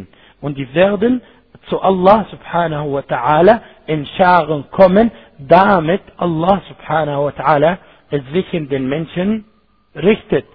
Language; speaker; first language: German; non-native, fluent; Arabic